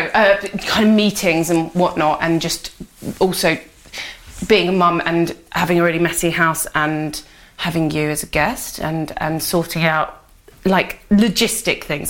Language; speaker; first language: English; native; English